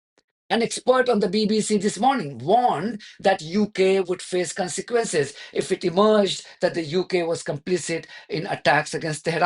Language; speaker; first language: English; non-native, local second language; Hindi